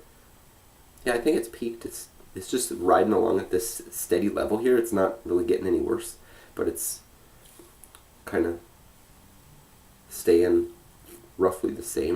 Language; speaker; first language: English; native; English